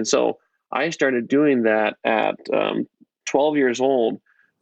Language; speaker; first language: English; native; English